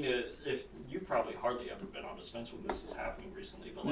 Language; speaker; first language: English; native; English